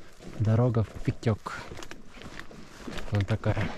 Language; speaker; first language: Russian; native; Russian